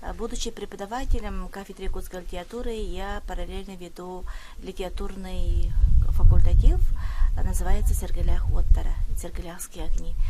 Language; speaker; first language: Russian; non-native, local second language; Yakut